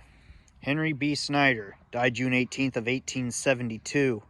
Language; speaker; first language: English; native; English